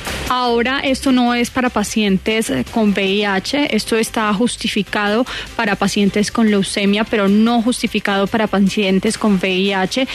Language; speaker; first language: Spanish; native; Spanish